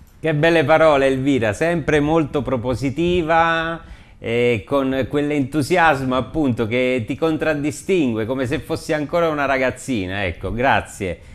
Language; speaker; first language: Italian; native; Italian